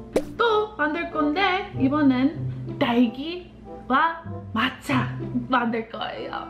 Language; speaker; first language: Korean; non-native, learner; English